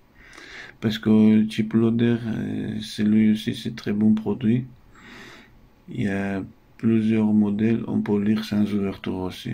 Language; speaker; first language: French; non-native, fluent; Russian